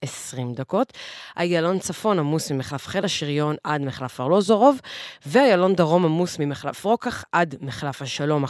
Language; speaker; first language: Hebrew; native; Hebrew